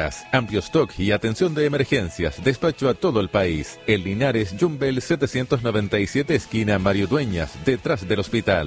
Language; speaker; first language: Spanish; native; Spanish